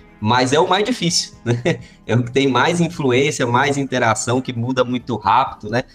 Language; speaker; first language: Portuguese; native; Portuguese